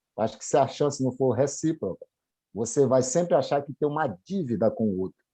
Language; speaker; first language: Portuguese; native; Portuguese